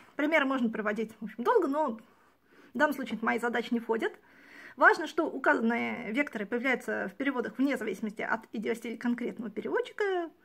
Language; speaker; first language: Russian; native; Russian